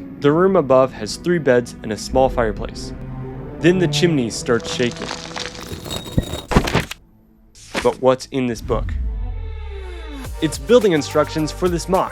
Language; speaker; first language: English; native; English